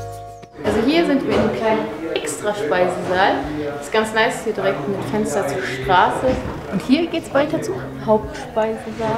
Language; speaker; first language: German; native; German